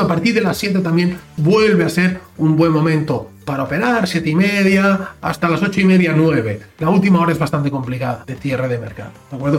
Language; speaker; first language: Spanish; native; Spanish